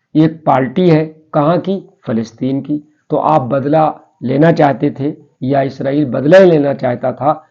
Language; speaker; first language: Urdu; native; Urdu